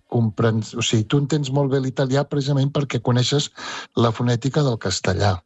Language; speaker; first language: Catalan; native; Catalan